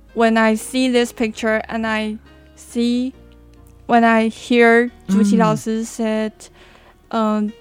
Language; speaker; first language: English; non-native, learner; Chinese